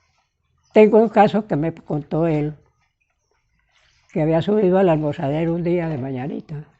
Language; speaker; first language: Spanish; native; Spanish